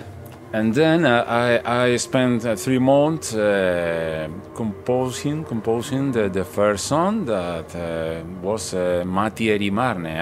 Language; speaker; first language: English; non-native, learner; Spanish